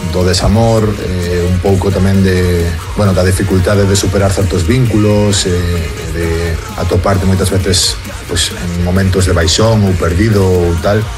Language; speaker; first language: Galician; non-native, local second language; Spanish